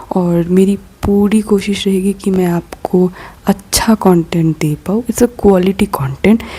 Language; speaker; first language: Hindi; non-native, local second language; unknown